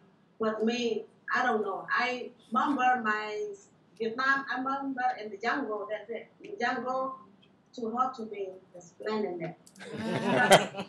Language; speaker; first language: English; non-native, learner; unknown